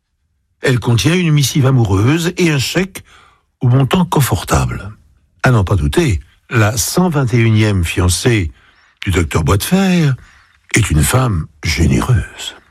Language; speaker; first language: French; native; French